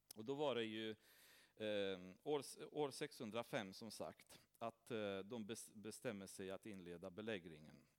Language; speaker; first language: Swedish; non-native, fluent; Romanian